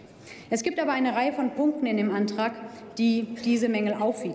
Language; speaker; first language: German; native; German